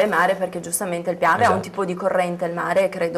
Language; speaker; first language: Italian; native; Italian